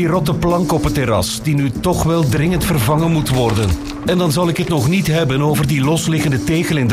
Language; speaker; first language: Dutch; native; Dutch